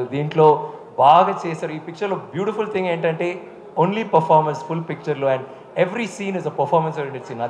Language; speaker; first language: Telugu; non-native, learner; Tamil